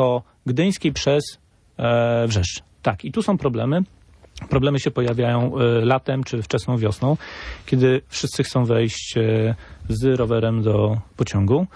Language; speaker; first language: Polish; native; Polish